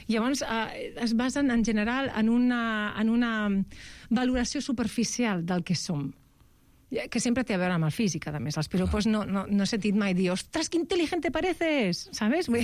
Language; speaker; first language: Catalan; non-native, local second language; Spanish